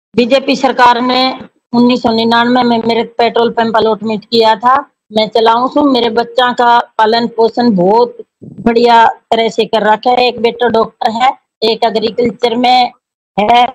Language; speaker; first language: Hindi; native; Hindi